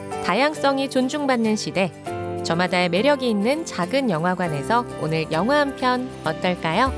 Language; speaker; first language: Korean; native; Korean